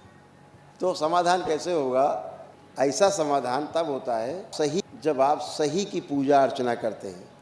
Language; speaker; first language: Hindi; native; Hindi